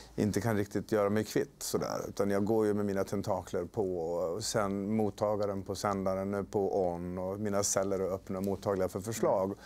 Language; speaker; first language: Swedish; native; Swedish